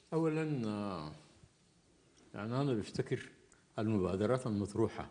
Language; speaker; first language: Arabic; native; Arabic